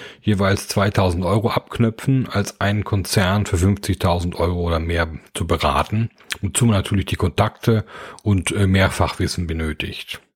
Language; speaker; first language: German; native; German